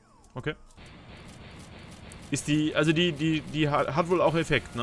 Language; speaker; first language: German; native; German